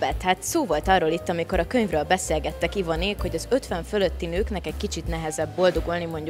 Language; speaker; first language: Hungarian; native; Hungarian